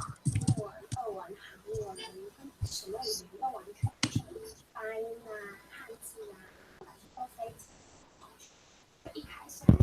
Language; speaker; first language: Chinese; non-native, fluent; Mongolian